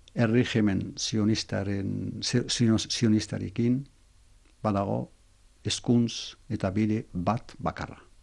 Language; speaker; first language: Basque; non-native, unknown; Arabic